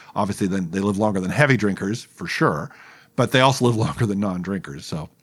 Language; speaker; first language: English; native; English